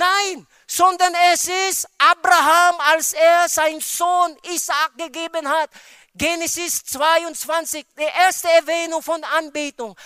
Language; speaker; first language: German; non-native, fluent; Filipino